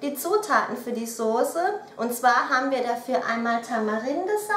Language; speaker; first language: German; native; German